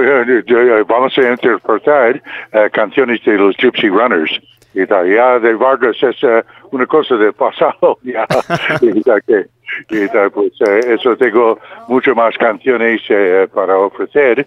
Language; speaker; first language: Spanish; non-native, fluent; English